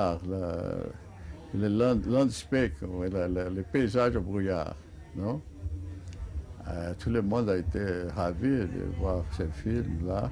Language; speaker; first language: French; non-native, fluent; Portuguese